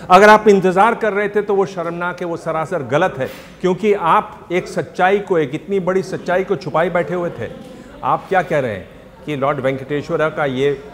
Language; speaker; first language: Hindi; native; Hindi